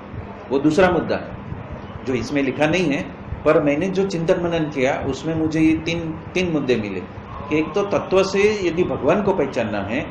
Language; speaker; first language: Hindi; non-native, local second language; Gujarati